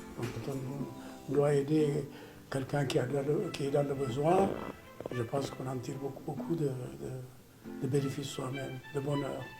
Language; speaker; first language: French; non-native, fluent; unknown